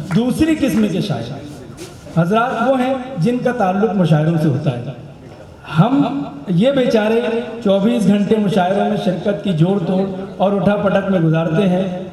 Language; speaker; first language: Urdu; native; Urdu